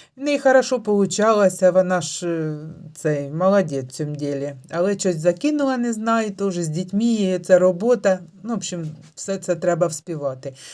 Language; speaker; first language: Ukrainian; native; Ukrainian